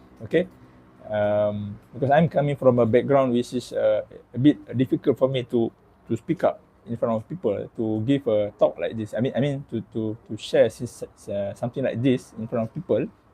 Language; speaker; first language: English; non-native, local second language; Malay